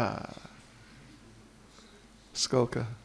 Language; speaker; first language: Russian; non-native, learner; English